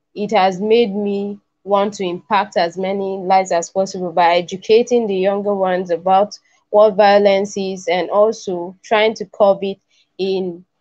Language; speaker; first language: English; non-native, local second language; Igbo